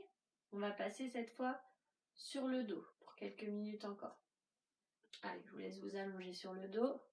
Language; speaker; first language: French; native; French